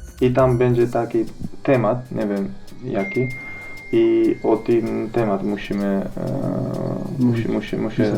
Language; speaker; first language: Polish; non-native, learner; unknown